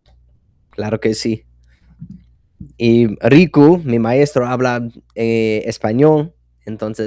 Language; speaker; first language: Spanish; non-native, fluent; English